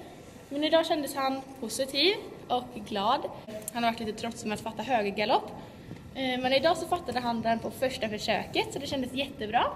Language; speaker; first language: Swedish; native; Swedish